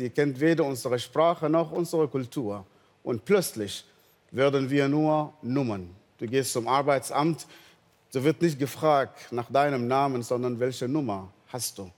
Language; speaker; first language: German; non-native, fluent; Arabic